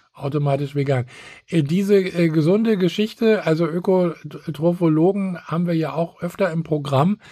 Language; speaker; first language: German; native; German